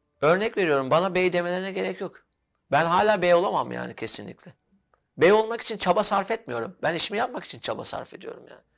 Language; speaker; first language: Turkish; native; Turkish